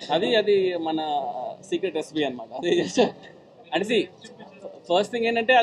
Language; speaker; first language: Telugu; native; Telugu